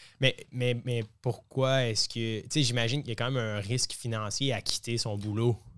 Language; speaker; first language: French; native; French